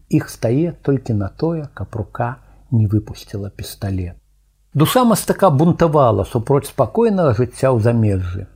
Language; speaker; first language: Belarusian; native; Belarusian